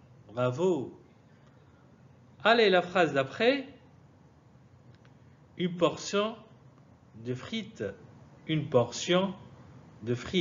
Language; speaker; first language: French; non-native, fluent; Arabic